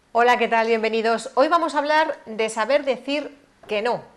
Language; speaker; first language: Spanish; native; Spanish